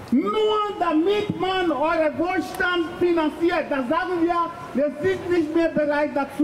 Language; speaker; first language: German; non-native, fluent; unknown